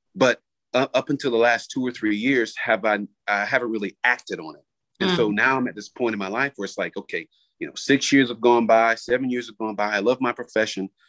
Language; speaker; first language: English; native; English